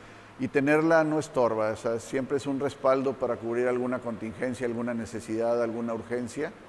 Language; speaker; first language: Spanish; native; Spanish